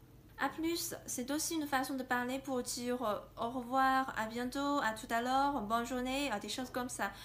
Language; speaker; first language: French; non-native, fluent; Chinese